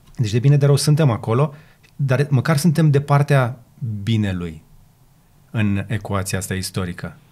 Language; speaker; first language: Romanian; native; Romanian